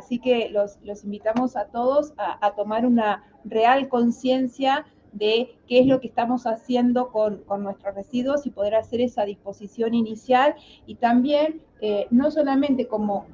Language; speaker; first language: Spanish; native; Spanish